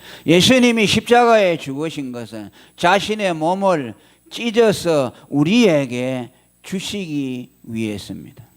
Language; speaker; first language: Korean; native; Korean